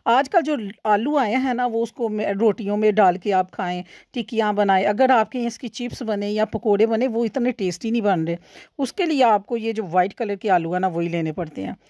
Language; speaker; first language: Urdu; non-native, local second language; Punjabi